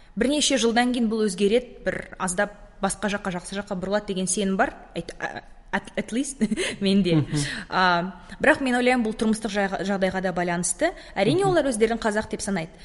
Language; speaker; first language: Kazakh; native; Kazakh